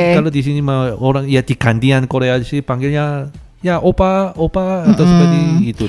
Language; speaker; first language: Indonesian; non-native, fluent; Korean